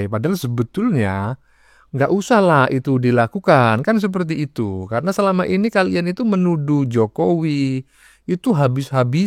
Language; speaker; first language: Indonesian; native; Indonesian